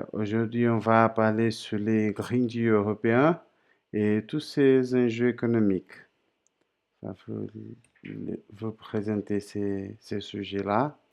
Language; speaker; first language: French; non-native, learner; Portuguese